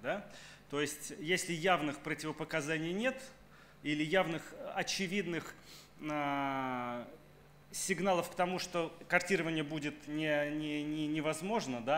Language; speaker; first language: Russian; native; Russian